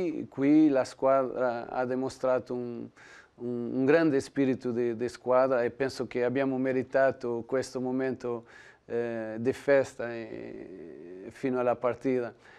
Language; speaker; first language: Italian; non-native, learner; Portuguese